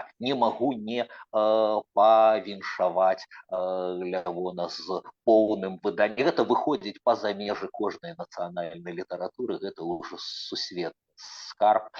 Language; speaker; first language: Belarusian; native; Belarusian